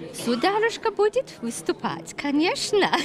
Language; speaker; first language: Russian; early bilingual, heritage; Russian